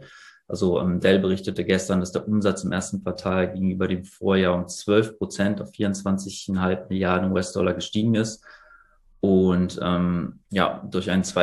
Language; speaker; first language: German; native; German